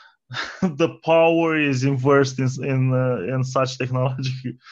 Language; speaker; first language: English; non-native, fluent; Romanian